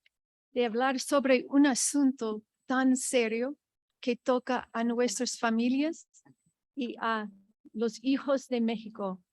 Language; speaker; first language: Spanish; non-native, fluent; English